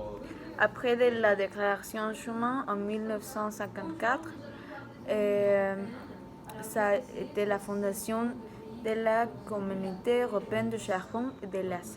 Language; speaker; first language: French; non-native, learner; Spanish